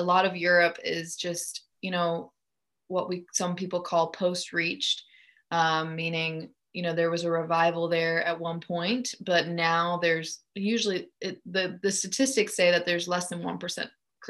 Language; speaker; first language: English; early bilingual, other home language; German